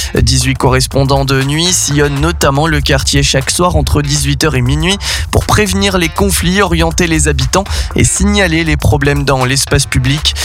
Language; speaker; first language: French; native; French